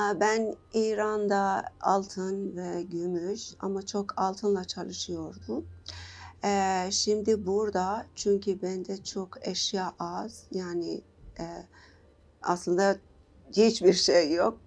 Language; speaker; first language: Turkish; non-native, learner; Persian